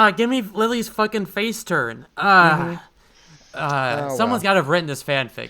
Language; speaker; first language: English; native; English